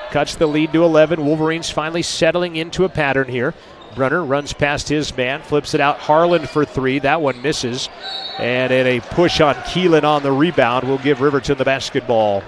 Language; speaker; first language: English; native; English